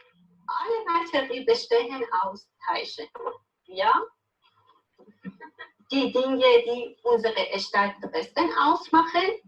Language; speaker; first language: German; non-native, learner; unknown